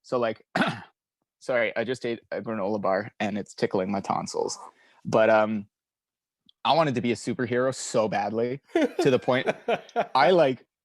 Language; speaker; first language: English; native; English